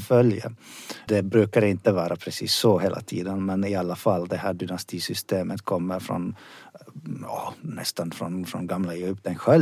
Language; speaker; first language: Swedish; non-native, fluent; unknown